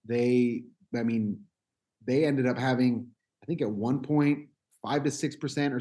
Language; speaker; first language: English; native; English